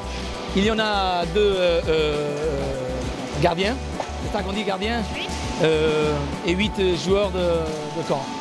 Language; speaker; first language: French; non-native, learner; Portuguese